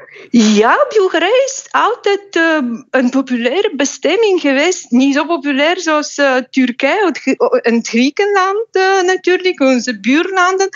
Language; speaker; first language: Dutch; non-native, fluent; Bulgarian